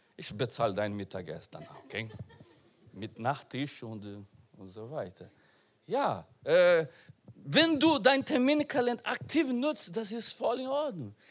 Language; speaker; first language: German; non-native, learner; Portuguese